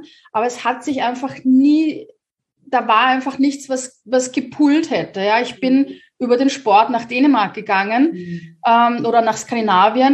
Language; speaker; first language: German; native; German